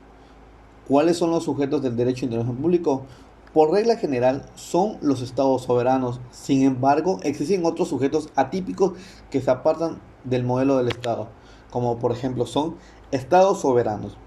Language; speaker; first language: Spanish; native; Spanish